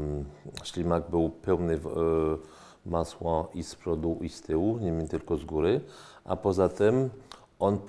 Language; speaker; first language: Polish; non-native, fluent; French